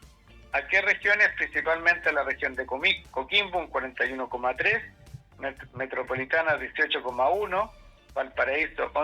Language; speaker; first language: Spanish; native; Spanish